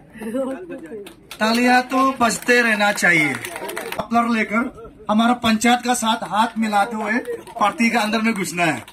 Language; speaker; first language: Hindi; non-native, local second language; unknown